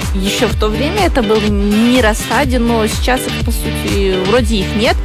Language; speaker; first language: Russian; native; Russian